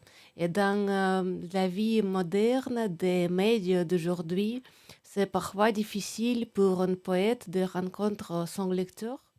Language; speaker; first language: French; non-native, fluent; Russian